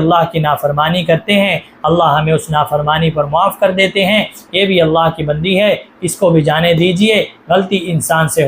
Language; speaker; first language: Urdu; native; Urdu